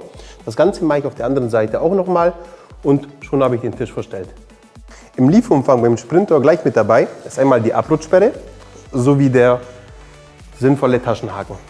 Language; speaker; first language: German; native; German